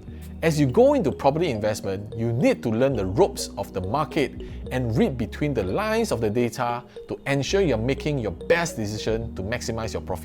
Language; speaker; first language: English; native; English